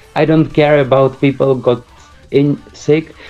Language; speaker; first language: English; early bilingual, other home language; Czech